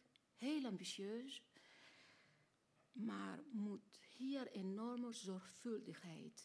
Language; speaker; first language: Dutch; non-native, learner; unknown